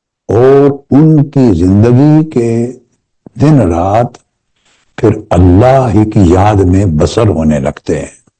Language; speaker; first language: Urdu; native; Urdu